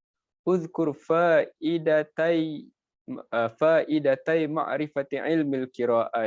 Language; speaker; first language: Arabic; non-native, fluent; Malay